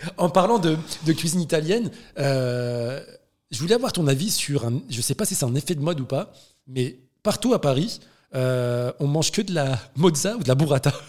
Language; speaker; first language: French; non-native, local second language; Arabic